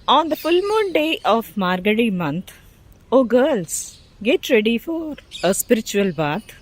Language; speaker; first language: English; non-native, local second language; Tamil